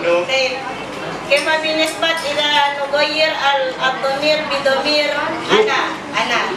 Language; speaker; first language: Arabic; non-native, fluent; Indonesian